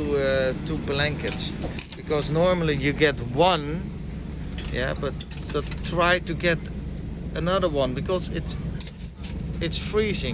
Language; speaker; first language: English; non-native, learner; Dutch